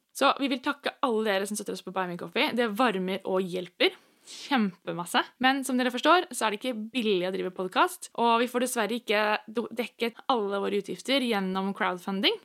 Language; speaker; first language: Norwegian; native; Norwegian